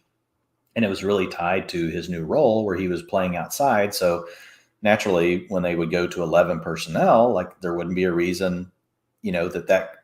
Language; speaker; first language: English; native; English